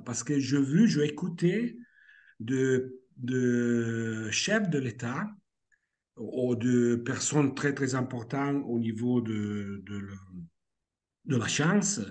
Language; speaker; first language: French; non-native, fluent; Italian